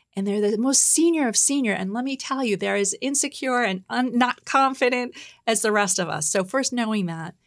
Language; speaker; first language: English; native; English